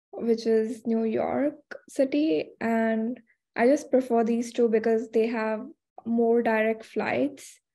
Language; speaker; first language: English; non-native, local second language; Hindi